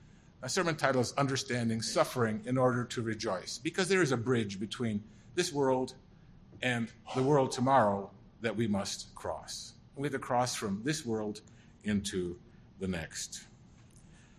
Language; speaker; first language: English; native; English